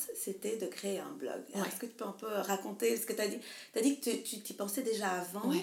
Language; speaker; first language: French; native; French